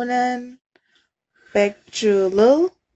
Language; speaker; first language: Korean; non-native, learner; English